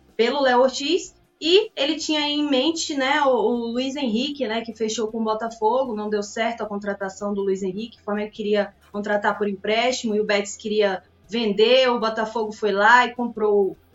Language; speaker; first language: Portuguese; native; Portuguese